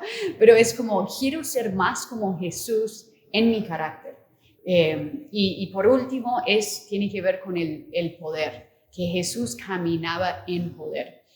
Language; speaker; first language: Spanish; non-native, fluent; English